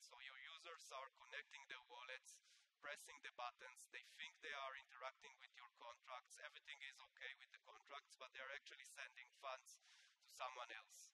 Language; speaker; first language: English; non-native, fluent; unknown